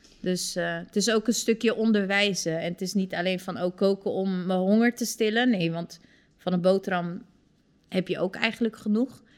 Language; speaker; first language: Dutch; early bilingual, other home language; Turkish